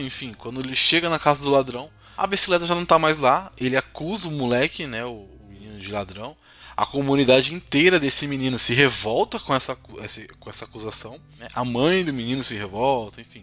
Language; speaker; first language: Portuguese; native; Portuguese